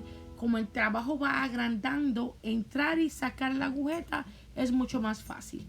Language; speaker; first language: Spanish; native; Spanish